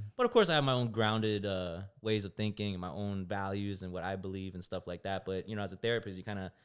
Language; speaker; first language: English; native; English